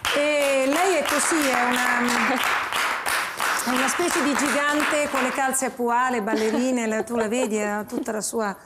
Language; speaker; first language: Italian; native; Italian